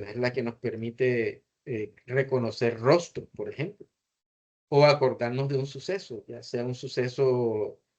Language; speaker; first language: Spanish; native; Spanish